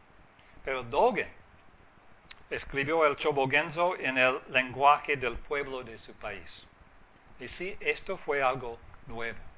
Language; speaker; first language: Spanish; non-native, fluent; English